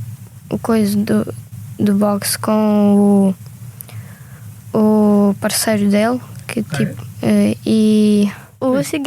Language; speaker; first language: Portuguese; early bilingual, other home language; Ukrainian